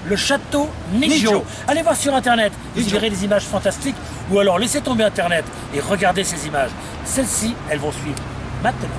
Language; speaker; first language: French; native; French